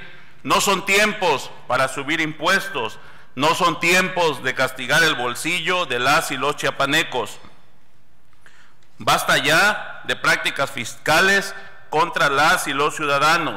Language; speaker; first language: Spanish; native; Spanish